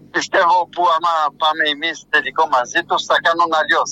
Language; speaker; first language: Greek; non-native, fluent; French